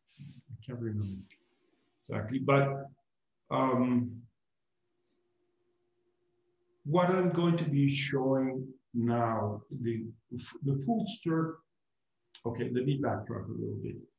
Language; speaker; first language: English; non-native, fluent; Spanish